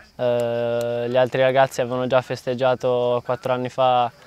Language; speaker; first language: Italian; native; Italian